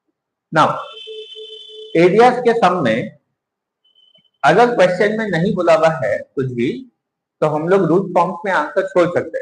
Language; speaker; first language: Hindi; native; Hindi